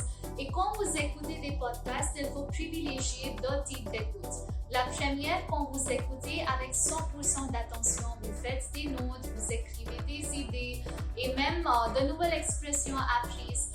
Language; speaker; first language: French; non-native, fluent; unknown